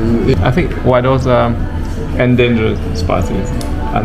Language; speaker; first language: English; non-native, learner; Vietnamese